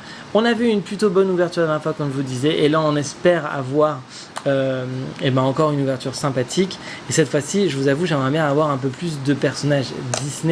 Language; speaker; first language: French; native; French